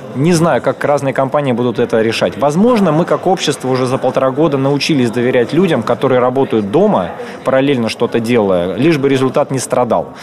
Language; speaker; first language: Russian; native; Russian